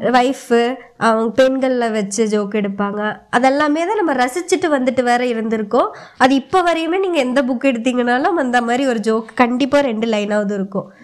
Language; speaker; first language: Tamil; native; Tamil